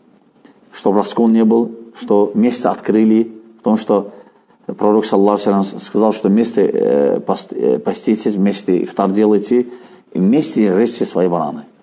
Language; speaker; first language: Russian; non-native, fluent; Azerbaijani